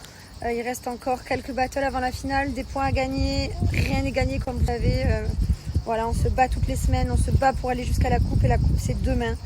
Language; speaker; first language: French; native; French